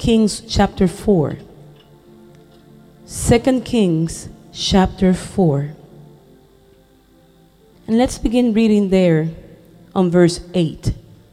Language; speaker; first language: English; non-native, fluent; Spanish